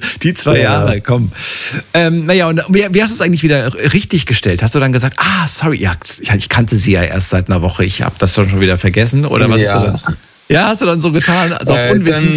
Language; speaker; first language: German; native; German